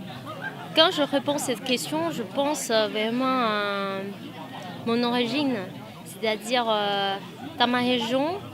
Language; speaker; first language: French; non-native, fluent; Chinese